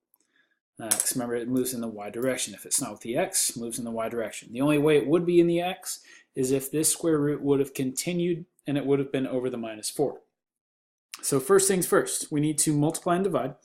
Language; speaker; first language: English; native; English